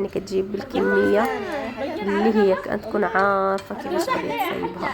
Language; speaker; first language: Arabic; native; Arabic